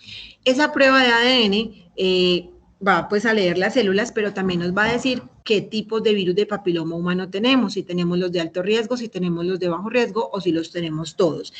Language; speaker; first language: Spanish; native; Spanish